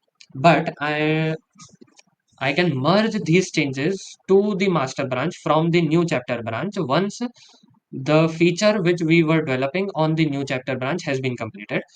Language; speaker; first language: English; non-native, local second language; Hindi